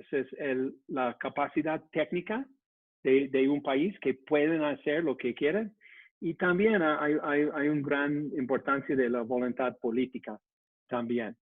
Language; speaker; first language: Spanish; non-native, fluent; English